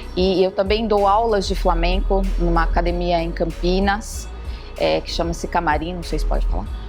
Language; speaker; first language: Portuguese; native; Portuguese